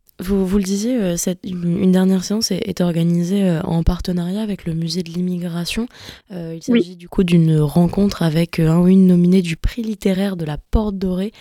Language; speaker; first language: French; native; French